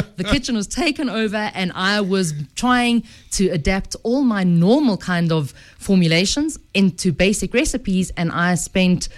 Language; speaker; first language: English; native; English